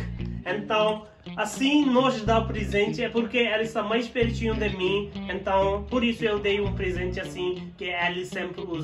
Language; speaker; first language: Portuguese; non-native, learner; Hindi